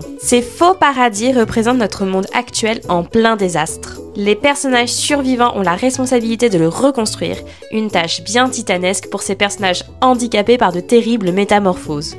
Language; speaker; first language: French; native; French